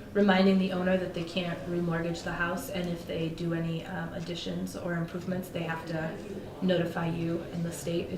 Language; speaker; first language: English; native; English